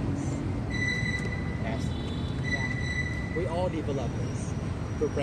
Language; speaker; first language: English; non-native, fluent; Vietnamese